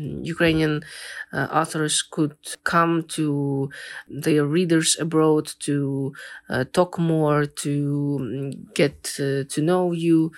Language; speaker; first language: English; non-native, fluent; Ukrainian